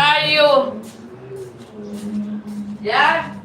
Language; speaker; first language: English; non-native, learner; Filipino